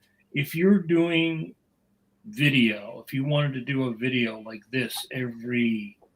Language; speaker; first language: English; native; English